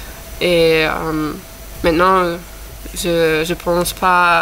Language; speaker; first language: French; non-native, fluent; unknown